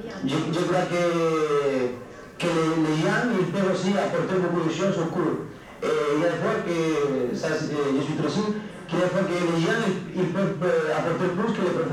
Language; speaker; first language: French; non-native, fluent; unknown